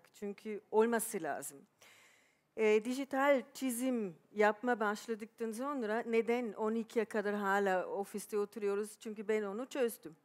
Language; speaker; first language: Turkish; non-native, fluent; German